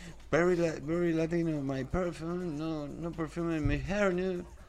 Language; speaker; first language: English; non-native, learner; Spanish